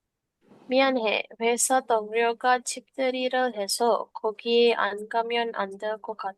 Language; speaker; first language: Korean; non-native, learner; Sinhala